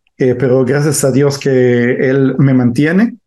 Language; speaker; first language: Spanish; early bilingual, heritage; Hebrew